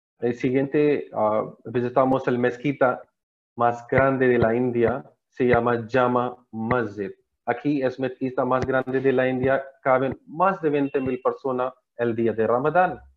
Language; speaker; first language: Spanish; non-native, learner; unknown